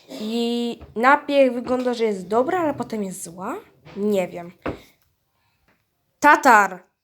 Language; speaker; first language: Polish; early bilingual, heritage; Polish